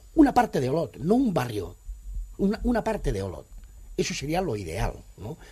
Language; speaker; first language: Spanish; non-native, local second language; Catalan